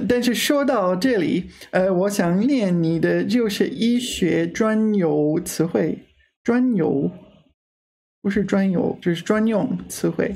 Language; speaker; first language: Chinese; non-native, learner; English